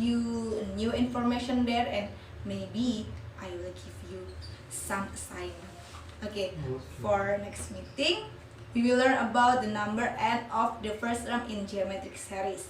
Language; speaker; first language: English; non-native, learner; Indonesian